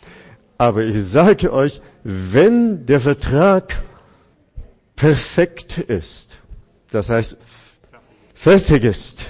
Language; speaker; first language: German; non-native, fluent; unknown